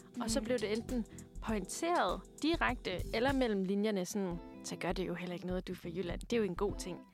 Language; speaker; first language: Danish; native; Danish